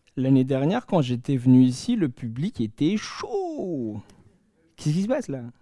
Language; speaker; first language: French; non-native, local second language; Malagasy